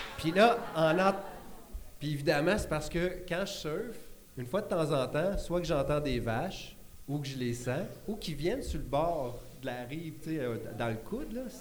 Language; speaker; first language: French; native; French